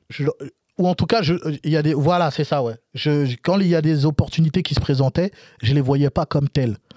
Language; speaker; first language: French; native; French